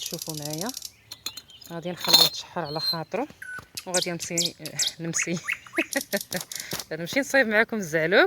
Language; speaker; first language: Arabic; native; Arabic